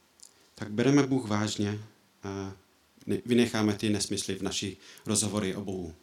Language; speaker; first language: Czech; non-native, fluent; English